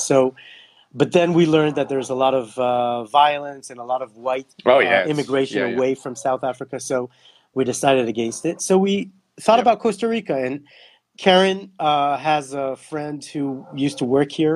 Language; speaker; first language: English; non-native, local second language; Hebrew